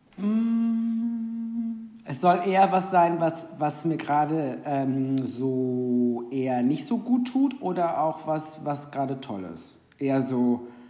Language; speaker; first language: German; native; German